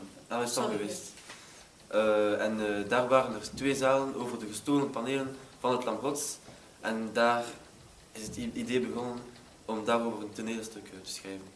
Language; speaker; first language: Dutch; non-native, local second language; French